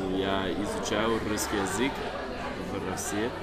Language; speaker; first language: Russian; non-native, learner; English